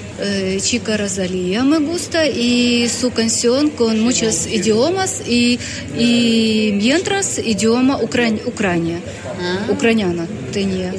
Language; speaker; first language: Spanish; non-native, learner; Ukrainian